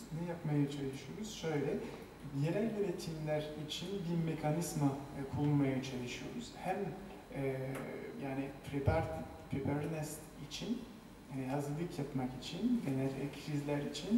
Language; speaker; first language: Turkish; non-native, fluent; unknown